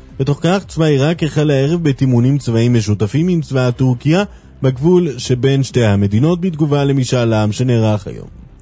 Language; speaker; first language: Hebrew; native; Hebrew